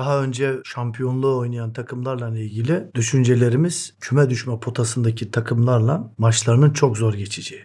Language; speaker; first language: Turkish; native; Turkish